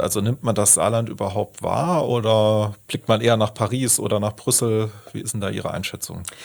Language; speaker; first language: German; native; German